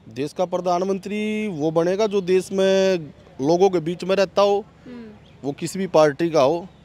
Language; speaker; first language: Hindi; native; Hindi